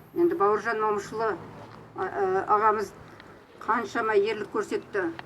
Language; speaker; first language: Kazakh; native; Kazakh